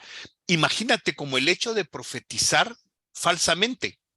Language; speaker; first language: Spanish; native; Spanish